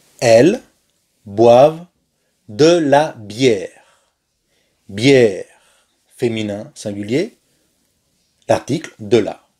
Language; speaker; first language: French; non-native, fluent; Spanish